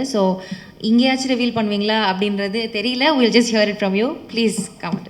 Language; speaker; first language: Tamil; native; Tamil